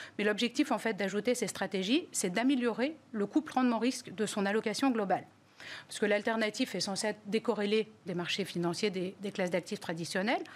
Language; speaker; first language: French; native; French